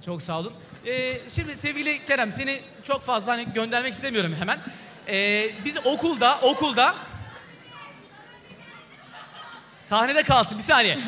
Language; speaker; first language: Turkish; native; Turkish